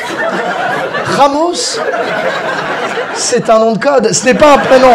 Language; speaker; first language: French; native; French